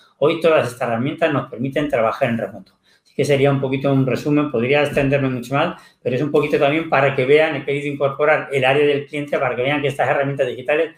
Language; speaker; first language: Spanish; native; Spanish